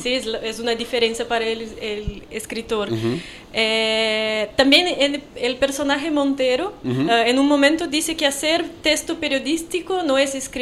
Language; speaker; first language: Spanish; non-native, fluent; Portuguese